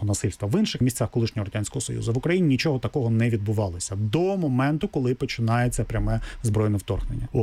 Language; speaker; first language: Ukrainian; native; Ukrainian